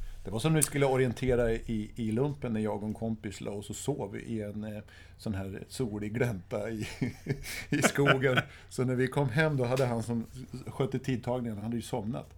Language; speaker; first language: Swedish; native; Swedish